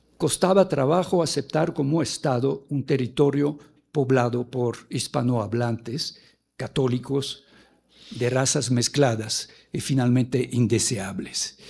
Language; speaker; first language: Spanish; non-native, fluent; French